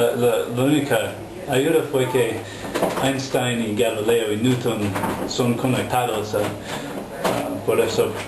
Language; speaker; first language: Spanish; non-native, fluent; English